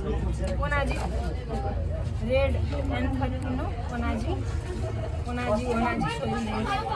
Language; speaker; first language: Japanese; non-native, learner; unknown